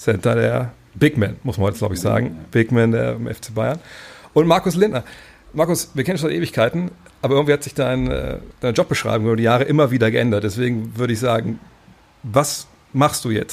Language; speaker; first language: German; native; German